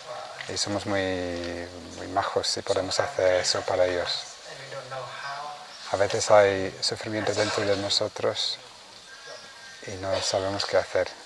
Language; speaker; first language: Spanish; non-native, fluent; Vietnamese